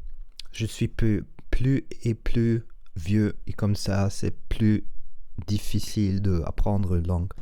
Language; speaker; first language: French; non-native, learner; Spanish